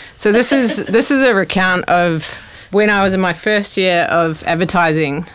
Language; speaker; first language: English; native; English